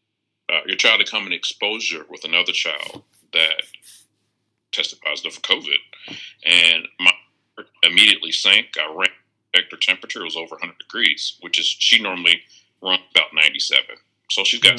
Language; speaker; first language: English; native; English